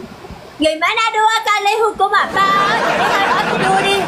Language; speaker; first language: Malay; non-native, fluent; Vietnamese